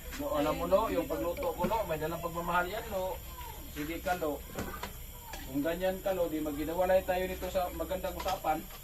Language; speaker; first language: Filipino; non-native, local second language; Masbatenyo